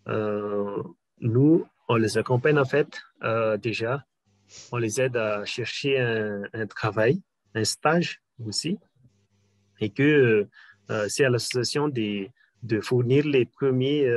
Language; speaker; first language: French; non-native, local second language; Malagasy